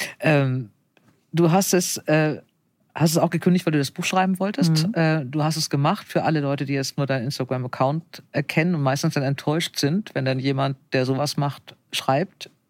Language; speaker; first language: German; native; German